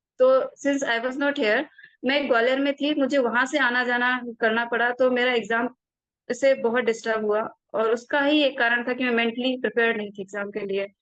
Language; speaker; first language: Hindi; native; Hindi